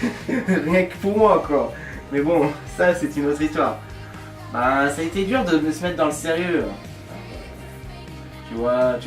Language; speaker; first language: French; native; French